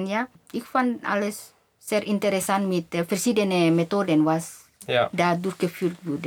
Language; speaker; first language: German; non-native, fluent; Indonesian